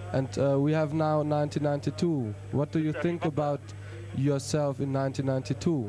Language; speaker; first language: English; non-native, fluent; German